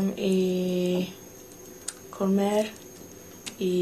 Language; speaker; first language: Spanish; non-native, learner; English